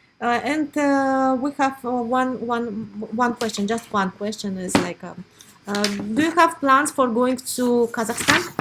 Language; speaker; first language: English; non-native, learner; Russian